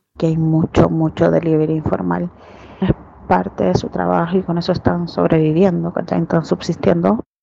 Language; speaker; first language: Spanish; native; Spanish